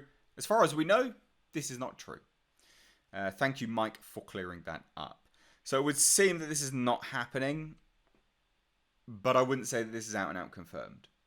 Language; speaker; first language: English; native; English